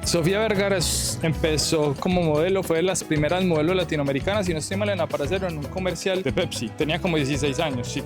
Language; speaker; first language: Spanish; native; Spanish